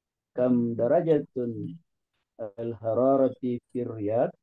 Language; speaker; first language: Arabic; non-native, learner; Indonesian